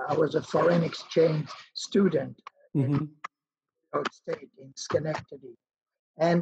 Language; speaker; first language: English; non-native, fluent; French